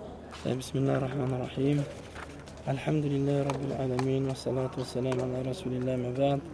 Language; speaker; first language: Arabic; non-native, fluent; French